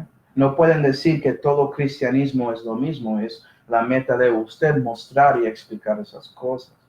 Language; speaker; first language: Spanish; early bilingual, heritage; Spanish